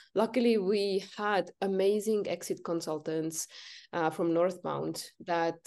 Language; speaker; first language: English; non-native, fluent; Estonian